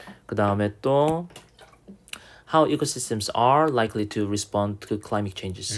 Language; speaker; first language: English; non-native, fluent; Korean